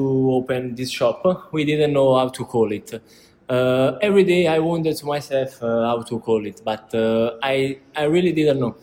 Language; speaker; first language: English; non-native, learner; Italian